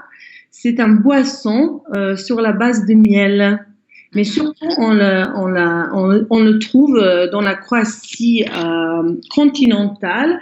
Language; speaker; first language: French; non-native, fluent; Croatian